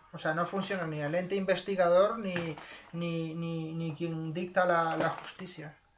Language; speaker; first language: Spanish; native; Spanish